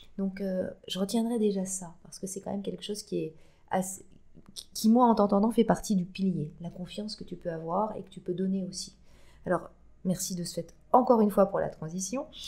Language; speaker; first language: French; native; French